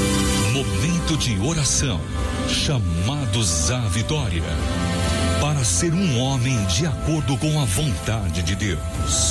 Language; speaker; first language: Portuguese; native; Portuguese